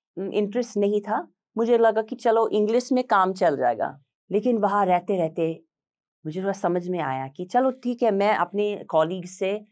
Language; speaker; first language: Hindi; non-native, fluent; English